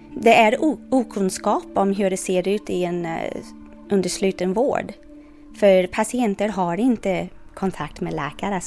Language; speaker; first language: Swedish; non-native, fluent; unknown